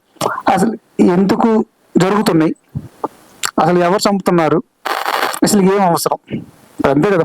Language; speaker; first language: Telugu; native; Telugu